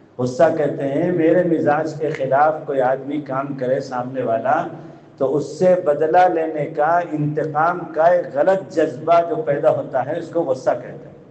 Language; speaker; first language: Urdu; native; Urdu